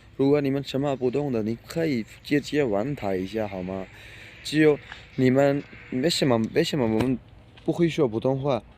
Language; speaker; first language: Chinese; non-native, learner; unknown